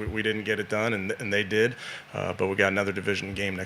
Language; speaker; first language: English; native; English